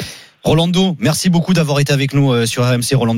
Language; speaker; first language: French; native; French